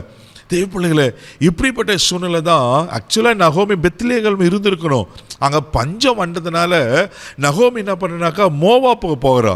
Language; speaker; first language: Tamil; native; Tamil